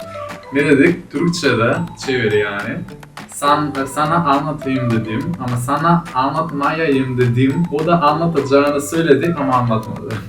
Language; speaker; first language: Turkish; non-native, fluent; Macedonian